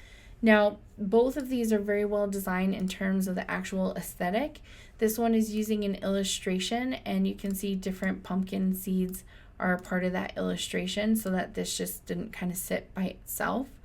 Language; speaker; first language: English; native; English